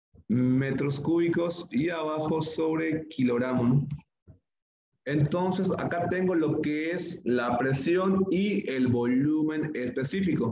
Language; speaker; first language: Spanish; native; Spanish